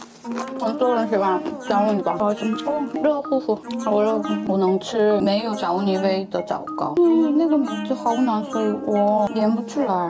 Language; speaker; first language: Chinese; non-native, learner; Korean